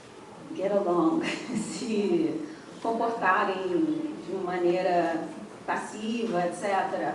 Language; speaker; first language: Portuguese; non-native, fluent; English